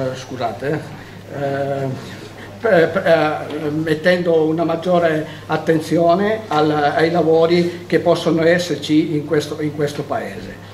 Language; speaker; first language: Italian; native; Italian